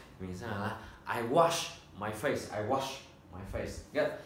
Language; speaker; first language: English; non-native, fluent; Vietnamese